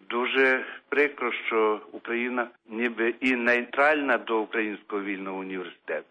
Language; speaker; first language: Ukrainian; native; Ukrainian